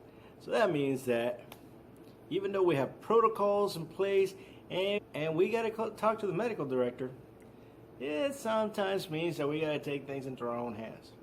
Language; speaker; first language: English; native; English